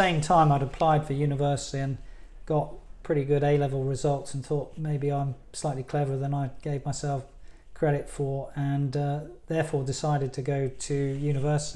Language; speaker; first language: English; native; English